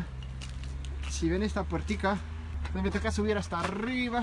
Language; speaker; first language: Spanish; non-native, fluent; French